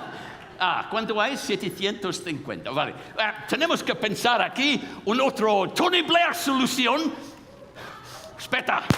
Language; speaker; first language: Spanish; non-native, fluent; English